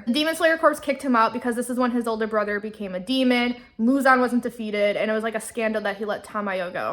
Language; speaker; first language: English; native; English